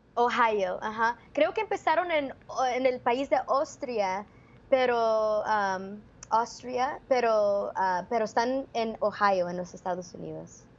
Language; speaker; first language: Spanish; early bilingual, heritage; Spanish